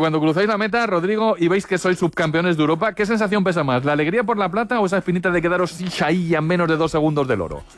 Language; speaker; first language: Spanish; native; Spanish